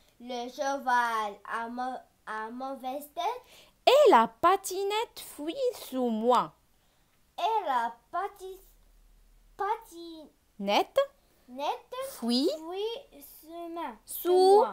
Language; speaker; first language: French; non-native, learner; Arabic